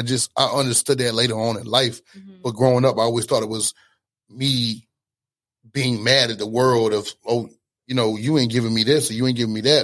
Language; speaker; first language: English; native; English